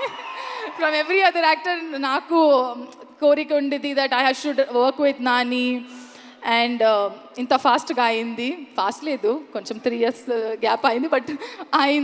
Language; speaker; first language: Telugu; non-native, learner; Kannada